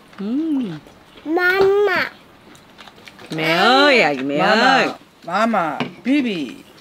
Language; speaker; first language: Korean; native; Korean